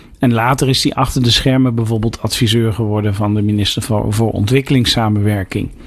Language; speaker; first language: Dutch; native; Dutch